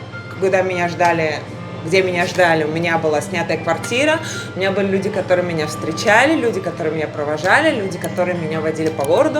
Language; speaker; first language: Russian; native; Russian